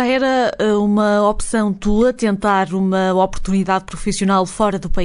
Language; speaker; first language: Portuguese; native; Portuguese